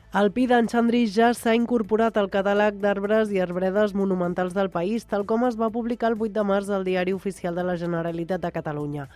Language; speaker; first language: Catalan; native; Catalan